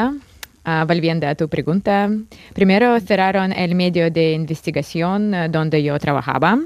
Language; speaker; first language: Spanish; non-native, fluent; Russian